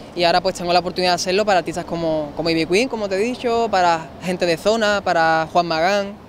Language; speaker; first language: Spanish; native; Spanish